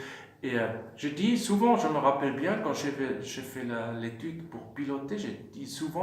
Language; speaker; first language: French; non-native, fluent; German